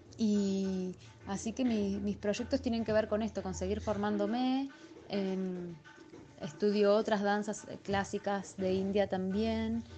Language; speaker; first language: Spanish; native; Spanish